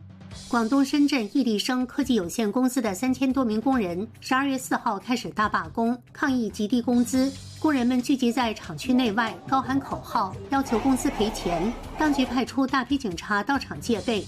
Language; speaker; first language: Chinese; native; Chinese